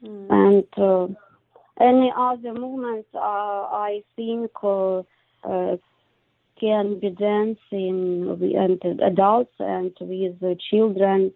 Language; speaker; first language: English; non-native, learner; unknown